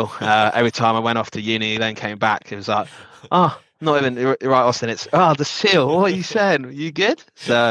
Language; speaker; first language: English; native; English